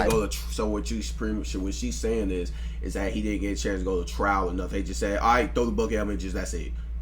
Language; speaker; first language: English; native; English